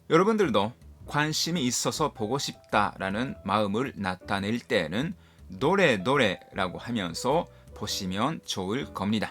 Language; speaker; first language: Korean; non-native, fluent; Japanese